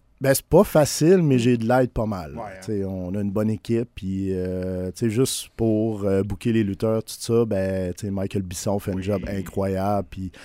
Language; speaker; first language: French; native; French